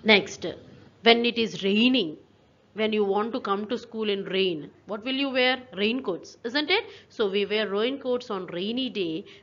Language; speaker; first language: English; non-native, local second language; Telugu